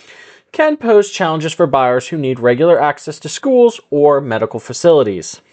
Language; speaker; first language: English; native; English